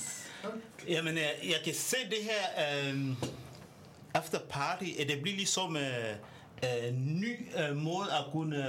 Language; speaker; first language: Danish; non-native, fluent; French